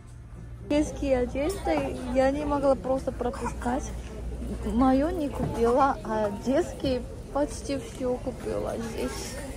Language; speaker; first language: Russian; non-native, fluent; Korean